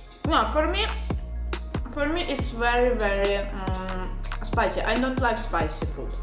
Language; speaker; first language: English; non-native, learner; Russian